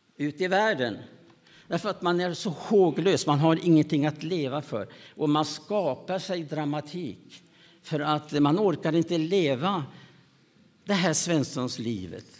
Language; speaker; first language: Swedish; native; Swedish